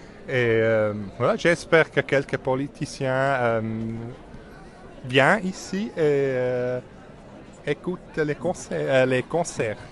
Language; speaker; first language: French; non-native, local second language; German